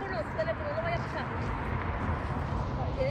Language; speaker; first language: Spanish; early bilingual, other home language; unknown